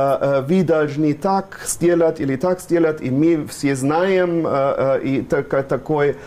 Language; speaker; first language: Russian; non-native, fluent; German